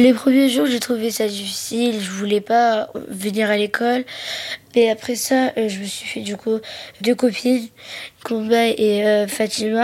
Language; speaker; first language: French; early bilingual, other home language; Arabic